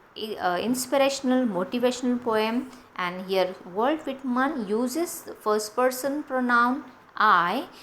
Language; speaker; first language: English; non-native, local second language; Marathi